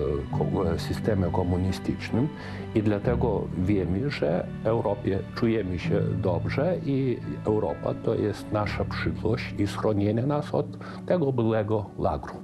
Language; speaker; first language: Polish; non-native, fluent; Lithuanian